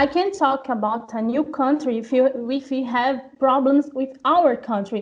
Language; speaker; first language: English; non-native, learner; Portuguese